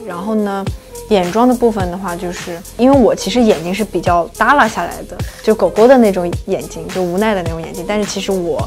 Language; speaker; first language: Chinese; native; Chinese